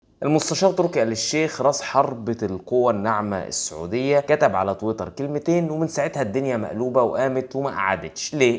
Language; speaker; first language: Arabic; native; Arabic